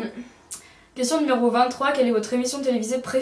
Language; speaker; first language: French; native; French